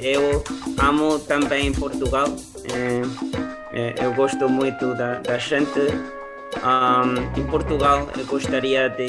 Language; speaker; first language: Portuguese; non-native, learner; Spanish